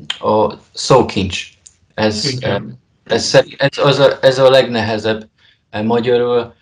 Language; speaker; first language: Hungarian; non-native, learner; Polish